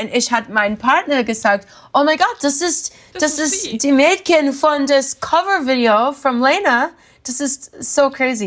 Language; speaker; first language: German; non-native, learner; English